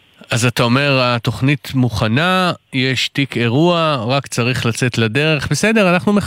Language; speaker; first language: Hebrew; native; Hebrew